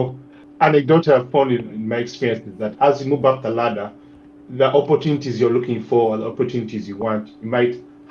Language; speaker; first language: English; non-native, local second language; Ganda